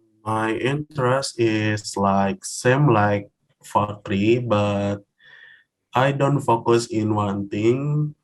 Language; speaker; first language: English; non-native, learner; Indonesian